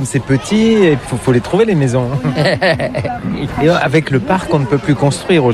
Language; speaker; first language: French; native; French